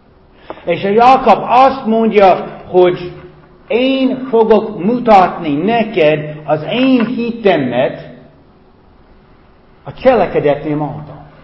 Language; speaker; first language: Hungarian; non-native, fluent; English